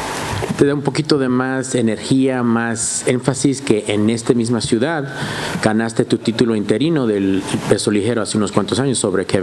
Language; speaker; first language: Spanish; native; Spanish